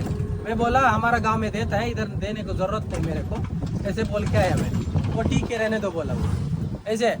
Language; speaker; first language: Hindi; non-native, local second language; Kannada